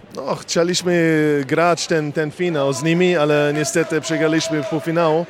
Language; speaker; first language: Polish; non-native, fluent; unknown